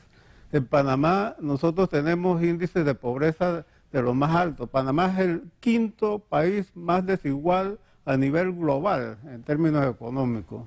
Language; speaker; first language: Spanish; native; Spanish